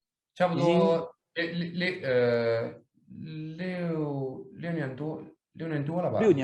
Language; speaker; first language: Chinese; non-native, fluent; Danish